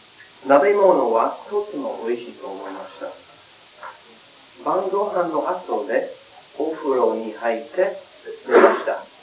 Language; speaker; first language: Japanese; non-native, learner; English